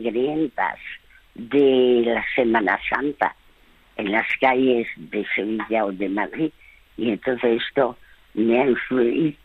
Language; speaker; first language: Spanish; early bilingual, other home language; French